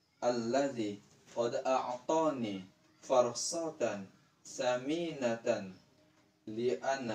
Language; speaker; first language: Arabic; non-native, learner; Indonesian